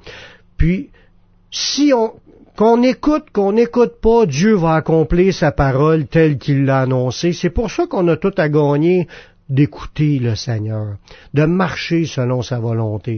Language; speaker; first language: French; native; French